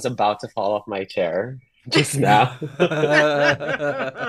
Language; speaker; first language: English; non-native, local second language; Filipino